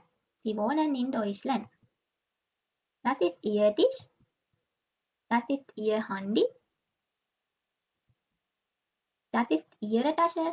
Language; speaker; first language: German; non-native, learner; Sinhala